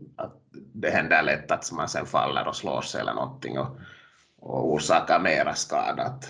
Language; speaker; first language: Swedish; native; Swedish